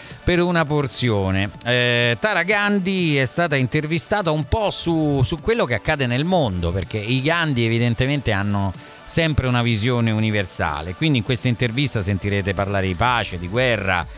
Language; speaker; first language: Italian; native; Italian